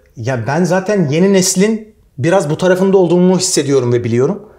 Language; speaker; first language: Turkish; native; Turkish